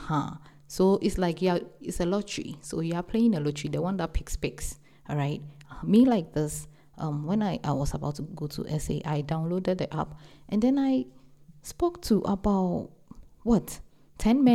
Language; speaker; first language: English; non-native, local second language; Akan